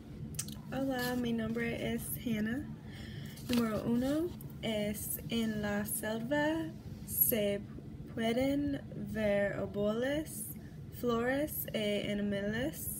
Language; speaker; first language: Spanish; non-native, learner; English